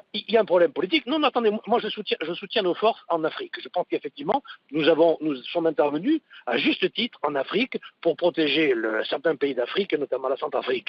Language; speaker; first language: French; native; French